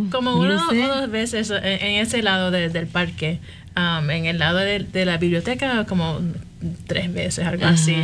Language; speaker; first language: Spanish; early bilingual, heritage; Spanish